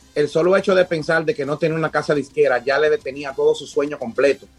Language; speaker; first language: Spanish; native; Spanish